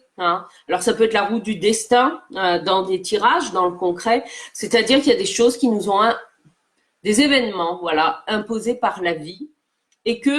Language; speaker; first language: French; native; French